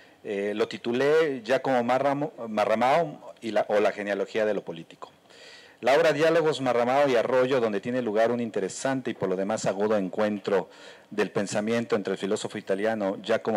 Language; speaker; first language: Spanish; native; Spanish